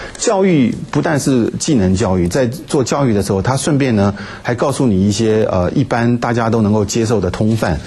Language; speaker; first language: Chinese; native; Chinese